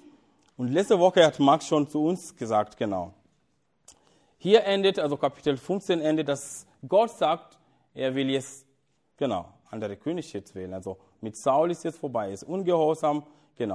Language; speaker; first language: German; non-native, fluent; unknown